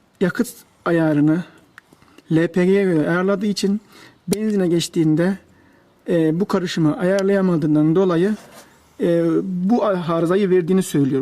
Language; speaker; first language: Turkish; native; Turkish